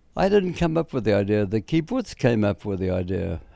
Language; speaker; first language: English; native; English